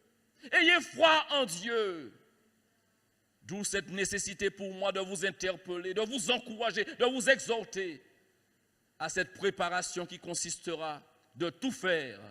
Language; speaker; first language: French; native; French